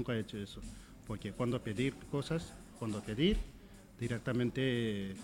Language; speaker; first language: Spanish; non-native, learner; Nepali